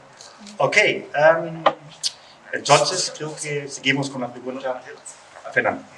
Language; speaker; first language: Spanish; non-native, learner; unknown